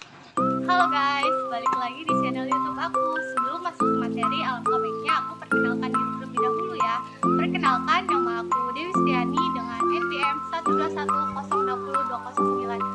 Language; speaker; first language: Indonesian; native; Indonesian